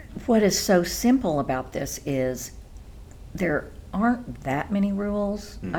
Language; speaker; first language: English; native; English